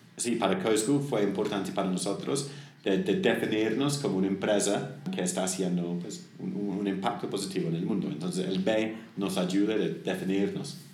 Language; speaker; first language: Spanish; non-native, fluent; English